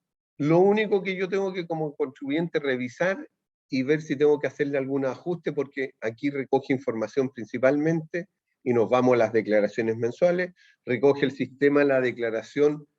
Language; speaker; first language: Spanish; native; Spanish